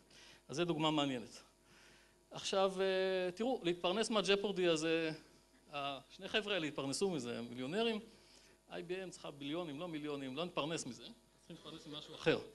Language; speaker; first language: Hebrew; native; Hebrew